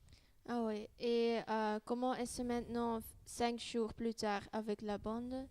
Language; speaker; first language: French; non-native, learner; Dutch